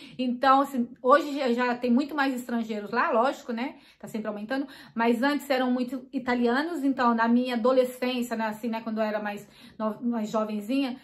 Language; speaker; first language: Portuguese; native; Portuguese